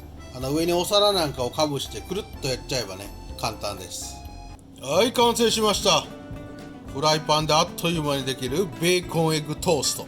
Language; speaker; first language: Japanese; native; Japanese